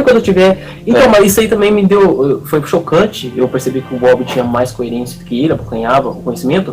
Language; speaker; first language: Portuguese; native; Portuguese